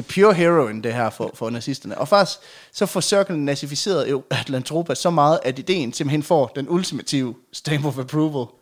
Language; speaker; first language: Danish; native; Danish